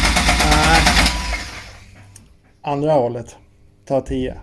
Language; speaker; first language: Swedish; native; Swedish